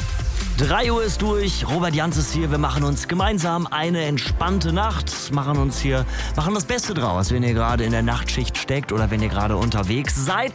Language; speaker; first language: German; native; German